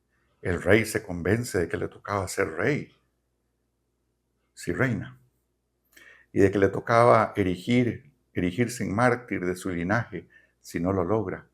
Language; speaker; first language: Spanish; native; Spanish